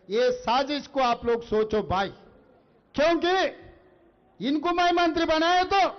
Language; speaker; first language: Hindi; non-native, local second language; Telugu